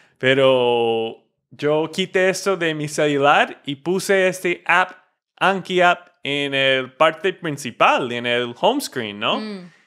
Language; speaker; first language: Spanish; non-native, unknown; English